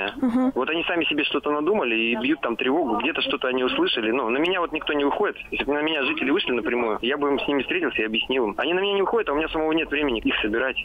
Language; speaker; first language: Russian; non-native, fluent; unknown